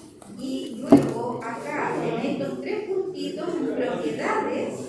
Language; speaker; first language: Spanish; native; Spanish